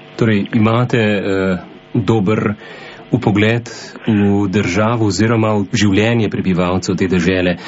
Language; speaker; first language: Slovenian; native; Slovenian